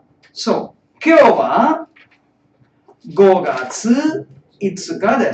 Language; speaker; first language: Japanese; non-native, fluent; Tamil